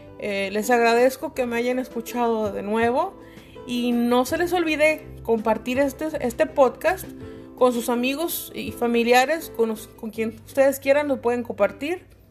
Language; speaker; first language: Spanish; native; Spanish